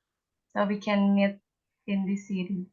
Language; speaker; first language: English; non-native, learner; Indonesian